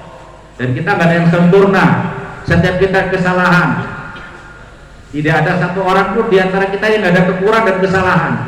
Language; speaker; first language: Indonesian; non-native, local second language; Javanese